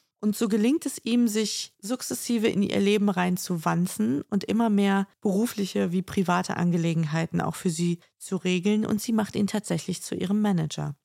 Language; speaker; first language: German; native; German